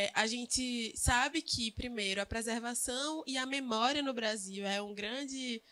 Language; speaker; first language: Portuguese; native; Portuguese